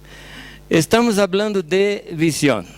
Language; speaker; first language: Spanish; non-native, fluent; Portuguese